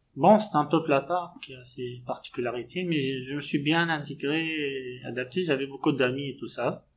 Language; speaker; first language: French; non-native, local second language; Arabic